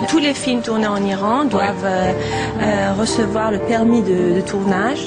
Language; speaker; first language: French; non-native, fluent; Persian